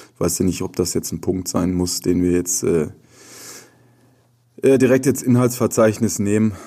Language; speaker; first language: German; native; German